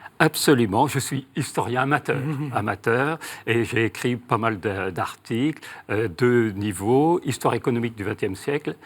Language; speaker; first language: French; native; French